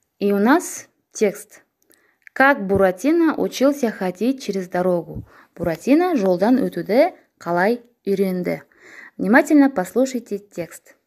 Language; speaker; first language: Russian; non-native, local second language; Kazakh